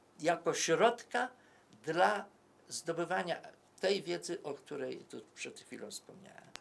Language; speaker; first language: Polish; native; Polish